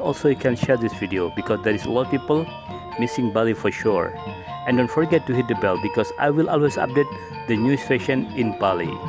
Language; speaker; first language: English; non-native, local second language; Indonesian